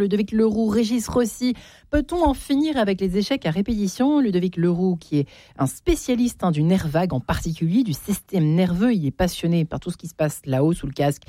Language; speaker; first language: French; native; French